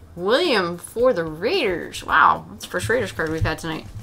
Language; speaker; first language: English; native; English